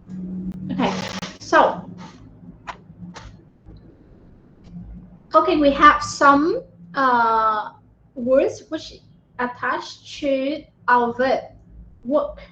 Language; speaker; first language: English; non-native, fluent; Vietnamese